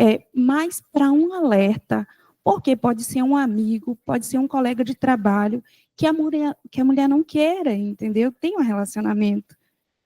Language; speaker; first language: Portuguese; native; Portuguese